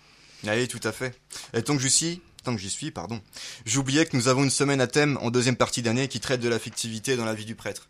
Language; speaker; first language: French; native; French